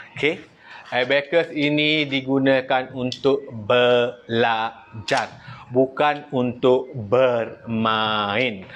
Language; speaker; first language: Malay; native; Malay